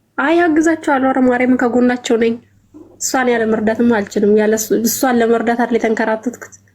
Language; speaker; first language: Amharic; native; Amharic